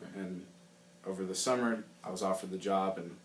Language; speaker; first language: English; native; English